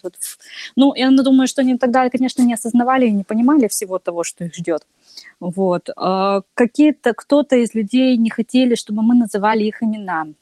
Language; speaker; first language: Russian; native; Russian